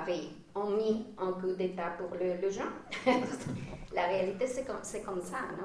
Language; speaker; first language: French; non-native, fluent; Spanish